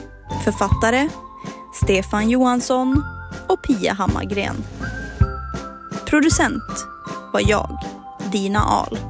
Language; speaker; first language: Swedish; native; Swedish